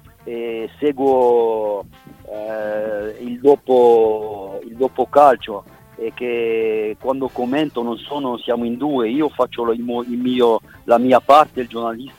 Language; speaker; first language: Italian; non-native, fluent; French